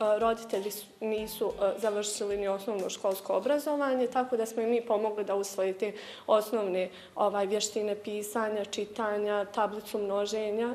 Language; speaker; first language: Bosnian; native; Bosnian